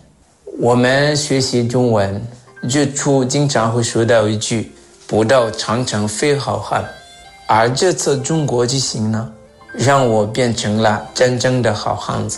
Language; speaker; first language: Chinese; non-native, fluent; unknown